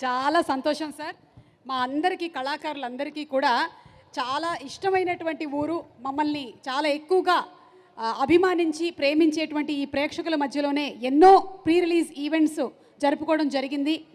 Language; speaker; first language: Telugu; native; Telugu